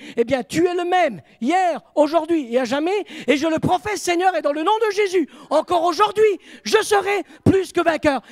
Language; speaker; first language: French; native; French